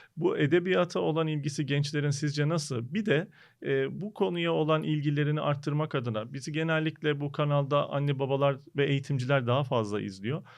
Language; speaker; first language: Turkish; native; Turkish